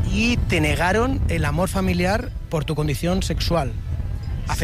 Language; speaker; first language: Spanish; native; Spanish